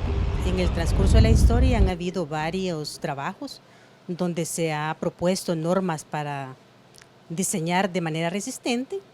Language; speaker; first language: Spanish; native; Spanish